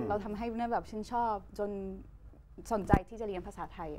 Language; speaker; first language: Thai; non-native, fluent; Portuguese